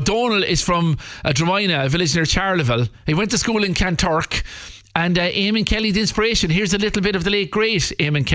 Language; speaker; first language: English; native; English